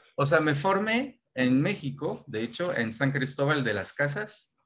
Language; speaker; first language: Spanish; non-native, fluent; French